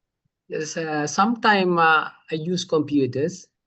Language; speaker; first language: English; non-native, learner; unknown